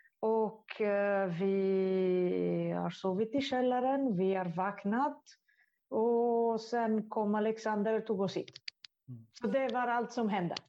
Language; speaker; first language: Swedish; non-native, fluent; Italian